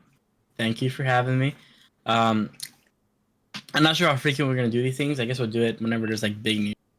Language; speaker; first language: English; native; English